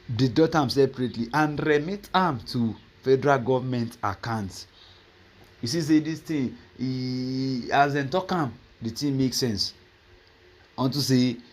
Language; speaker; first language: Nigerian Pidgin; native; Nigerian Pidgin